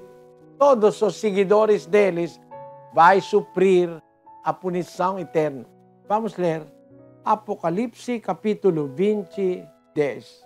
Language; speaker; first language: Portuguese; non-native, fluent; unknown